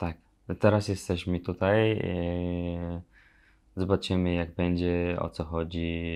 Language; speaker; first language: Polish; non-native, learner; Arabic